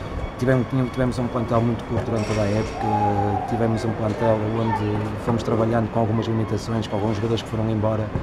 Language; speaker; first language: Portuguese; native; Portuguese